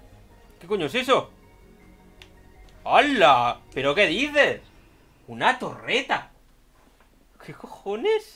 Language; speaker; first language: Spanish; native; Spanish